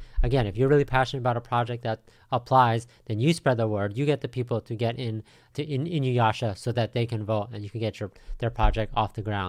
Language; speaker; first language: English; native; English